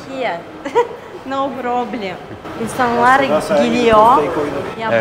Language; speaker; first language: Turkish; non-native, learner; Russian